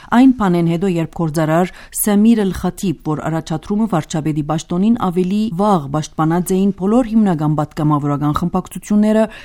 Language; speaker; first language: Armenian; early bilingual, heritage; Armenian